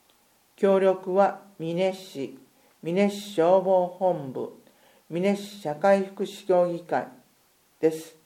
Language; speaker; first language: Japanese; native; Japanese